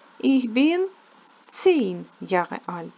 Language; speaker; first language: German; non-native, fluent; Ukrainian